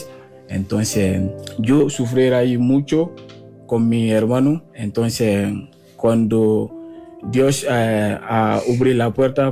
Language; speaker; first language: Spanish; non-native, learner; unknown